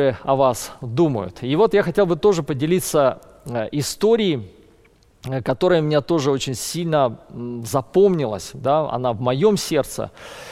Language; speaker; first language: Russian; native; Russian